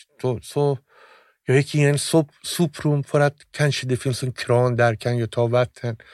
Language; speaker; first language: Swedish; non-native, fluent; Persian